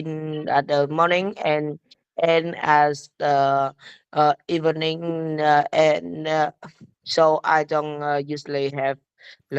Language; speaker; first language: English; non-native, learner; Vietnamese